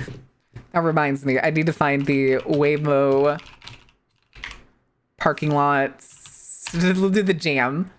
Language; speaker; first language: English; native; English